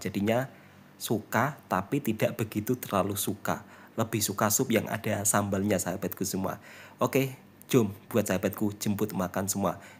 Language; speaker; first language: Indonesian; native; Indonesian